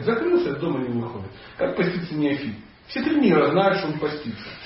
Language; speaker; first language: Russian; native; Russian